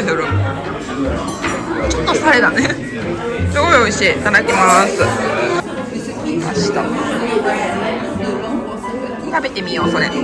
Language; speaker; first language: Japanese; native; Japanese